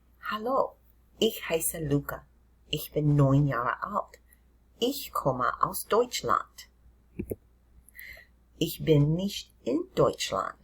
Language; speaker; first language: German; non-native, fluent; English